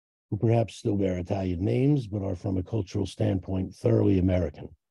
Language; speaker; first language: English; native; English